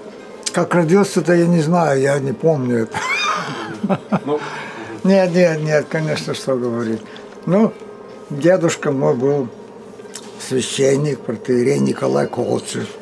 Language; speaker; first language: Russian; early bilingual, heritage; Russian